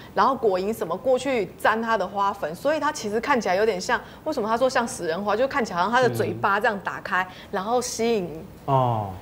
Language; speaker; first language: Chinese; early bilingual, heritage; Spanish